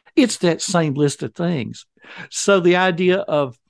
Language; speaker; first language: English; native; English